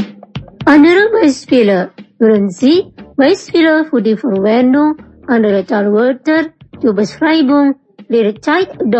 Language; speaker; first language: German; non-native, fluent; Indonesian